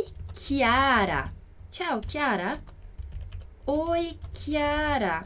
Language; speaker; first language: Italian; non-native, fluent; Portuguese